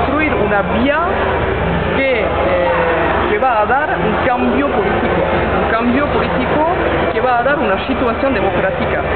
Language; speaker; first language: Spanish; non-native, learner; French